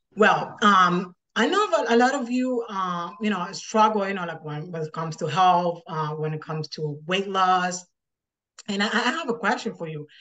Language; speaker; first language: English; non-native, fluent; Spanish